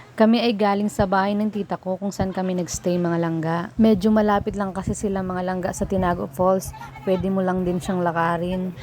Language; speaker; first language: Filipino; non-native, local second language; Cebuano